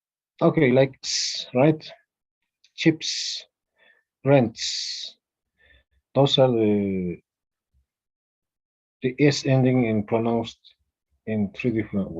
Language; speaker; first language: English; non-native, fluent; Spanish